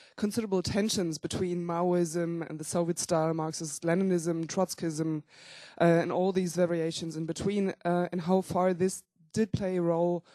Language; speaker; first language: English; non-native, fluent; German